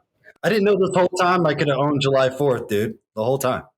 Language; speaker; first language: English; native; English